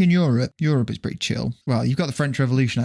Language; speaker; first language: English; native; English